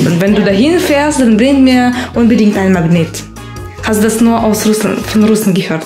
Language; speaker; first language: German; non-native, fluent; Russian